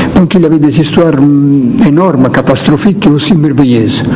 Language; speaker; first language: French; non-native, fluent; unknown